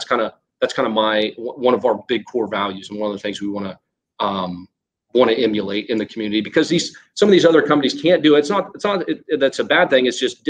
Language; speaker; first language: English; native; English